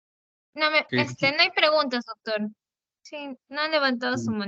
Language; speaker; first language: Spanish; native; Spanish